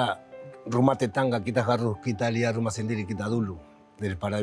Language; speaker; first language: Indonesian; non-native, learner; Spanish